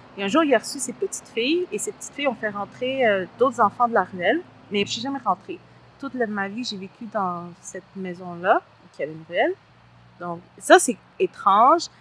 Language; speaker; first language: French; early bilingual, other home language; Spanish